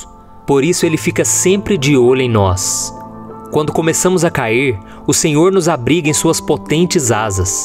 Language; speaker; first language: Portuguese; native; Portuguese